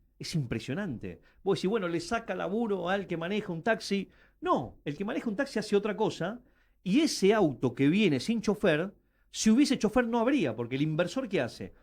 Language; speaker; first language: Spanish; early bilingual, other home language; Chinese